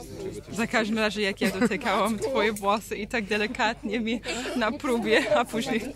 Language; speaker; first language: Polish; non-native, fluent; English